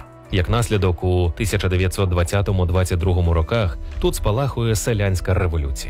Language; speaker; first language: Ukrainian; native; Ukrainian